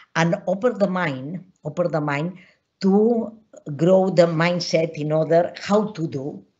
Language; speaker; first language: English; non-native, learner; Catalan